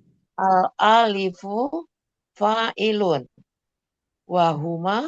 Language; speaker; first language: Arabic; non-native, learner; Indonesian